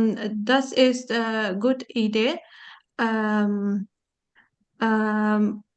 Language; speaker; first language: German; non-native, learner; Urdu